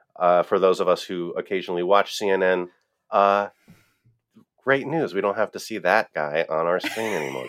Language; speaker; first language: English; native; English